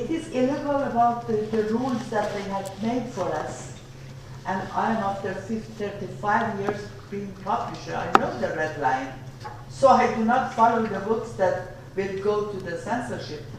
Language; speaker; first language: English; non-native, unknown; Persian